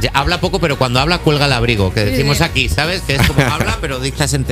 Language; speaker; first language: Spanish; native; Spanish